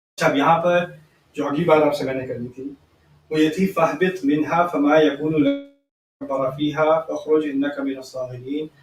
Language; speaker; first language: Urdu; early bilingual, heritage; Urdu